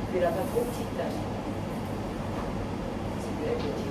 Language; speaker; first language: French; native; French